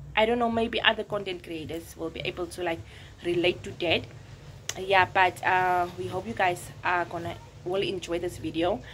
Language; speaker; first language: English; non-native, local second language; Afrikaans